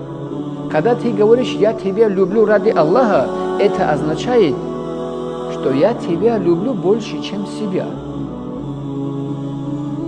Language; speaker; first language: Russian; non-native, local second language; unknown